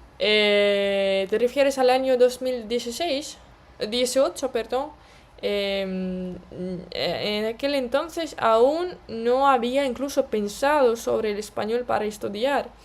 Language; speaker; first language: Spanish; non-native, fluent; Russian